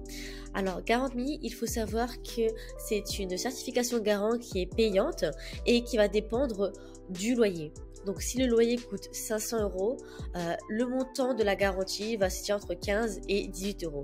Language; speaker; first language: French; native; French